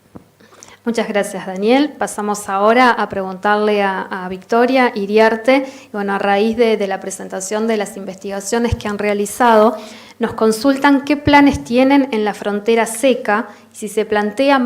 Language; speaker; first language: Spanish; native; Spanish